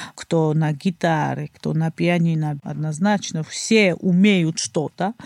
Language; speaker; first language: Russian; non-native, fluent; Georgian